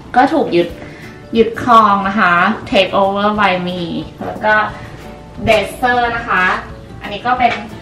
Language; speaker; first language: Thai; native; Thai